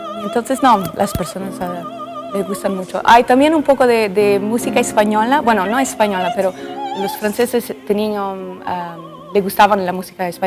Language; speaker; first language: Spanish; non-native, fluent; French